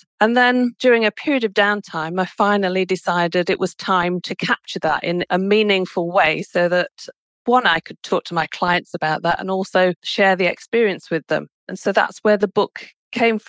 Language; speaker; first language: English; native; English